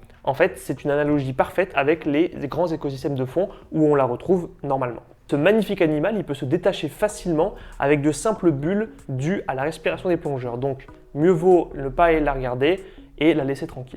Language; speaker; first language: French; native; French